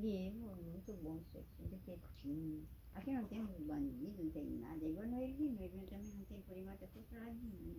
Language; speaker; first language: Portuguese; native; Portuguese